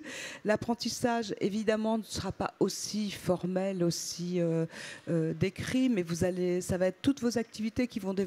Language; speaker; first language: French; native; French